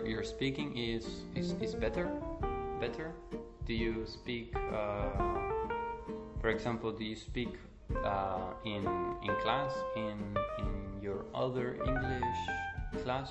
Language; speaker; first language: English; non-native, fluent; Spanish